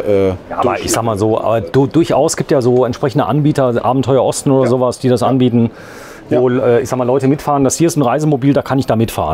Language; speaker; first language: German; native; German